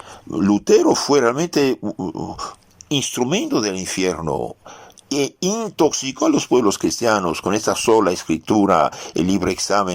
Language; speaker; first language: Spanish; non-native, fluent; French